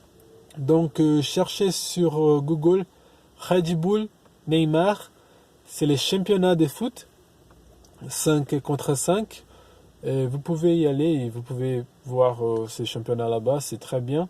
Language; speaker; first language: French; non-native, learner; Portuguese